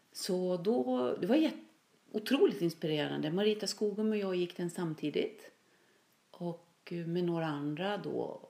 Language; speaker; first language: Swedish; native; Swedish